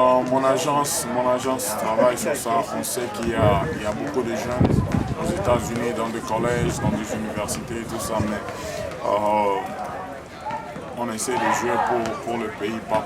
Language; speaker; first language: French; non-native, local second language; Swahili